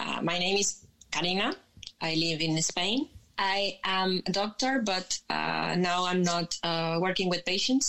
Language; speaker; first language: English; non-native, learner; Spanish